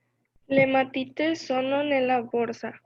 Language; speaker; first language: Italian; non-native, learner; Spanish